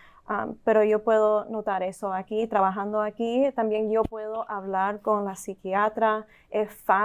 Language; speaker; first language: Spanish; early bilingual, heritage; Spanish